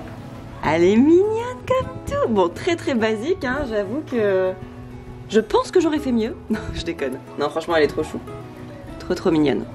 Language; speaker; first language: French; native; French